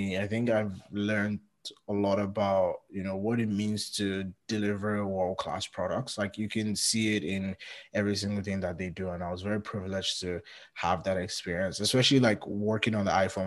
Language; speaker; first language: English; non-native, local second language; Yoruba